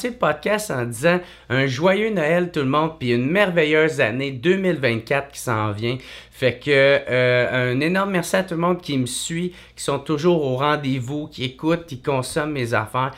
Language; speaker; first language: French; native; French